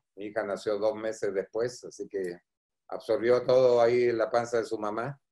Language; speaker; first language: Spanish; native; Spanish